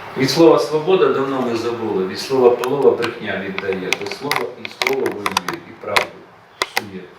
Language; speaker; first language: Ukrainian; native; Ukrainian